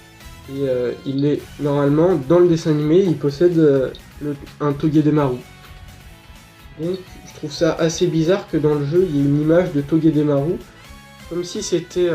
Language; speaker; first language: French; native; French